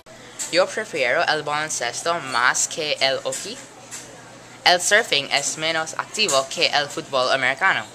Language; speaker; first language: Spanish; non-native, learner; English